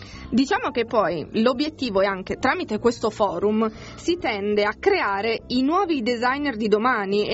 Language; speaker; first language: Italian; native; Italian